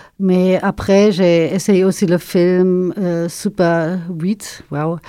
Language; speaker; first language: French; non-native, fluent; German